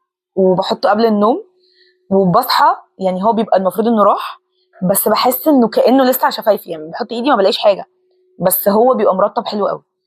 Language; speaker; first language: Arabic; native; Arabic